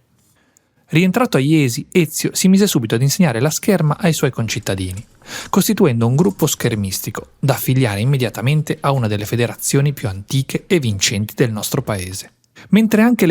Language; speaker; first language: Italian; native; Italian